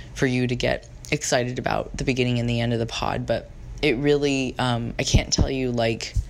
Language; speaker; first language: English; native; English